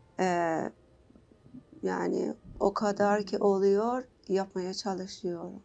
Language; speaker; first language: Turkish; non-native, learner; Persian